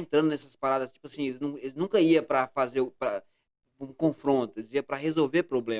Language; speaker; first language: Portuguese; native; Portuguese